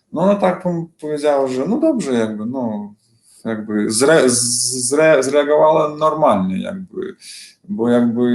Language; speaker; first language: Polish; non-native, learner; Belarusian